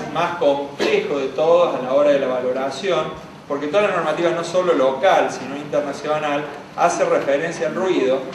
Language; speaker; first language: Spanish; native; Spanish